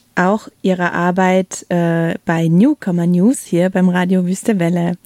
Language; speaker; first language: German; native; German